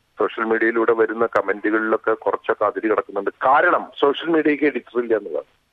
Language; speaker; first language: Malayalam; native; Malayalam